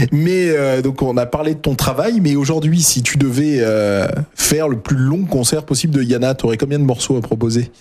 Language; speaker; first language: French; native; French